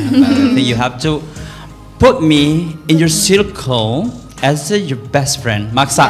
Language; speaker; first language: English; non-native, learner; Indonesian